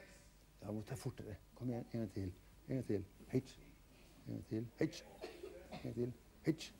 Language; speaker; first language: Norwegian; native; Norwegian